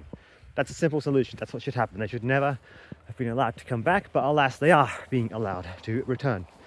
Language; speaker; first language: English; native; English